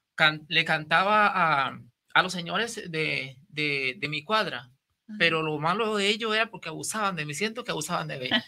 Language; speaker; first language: Spanish; native; Spanish